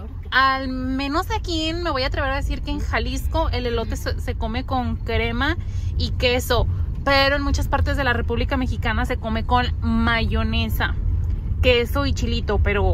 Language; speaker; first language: Spanish; native; Spanish